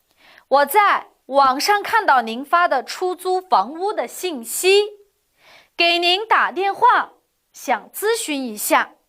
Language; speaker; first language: Chinese; non-native, fluent; Uyghur